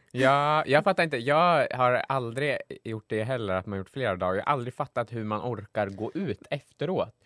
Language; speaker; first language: Swedish; native; Swedish